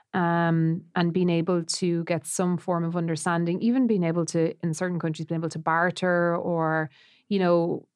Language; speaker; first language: English; native; English